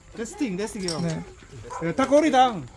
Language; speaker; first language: Korean; non-native, learner; Filipino